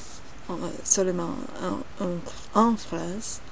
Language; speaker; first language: French; non-native, learner; English